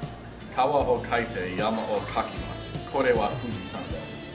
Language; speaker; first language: Japanese; non-native, learner; English